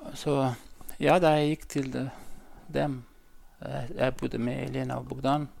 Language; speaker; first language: Norwegian; non-native, learner; Central Kurdish